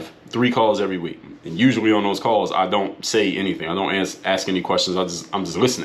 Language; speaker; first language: English; native; English